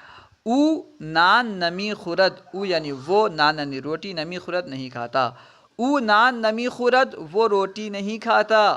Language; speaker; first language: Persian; non-native, fluent; Urdu